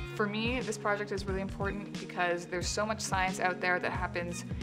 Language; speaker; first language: English; native; English